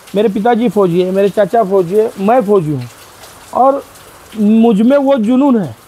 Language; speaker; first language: Hindi; non-native, local second language; Marathi